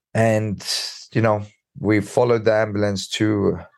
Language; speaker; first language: English; early bilingual, other home language; Swedish